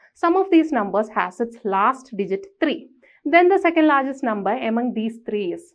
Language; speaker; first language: English; non-native, local second language; Malayalam